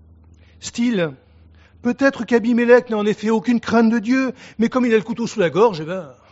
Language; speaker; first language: French; native; French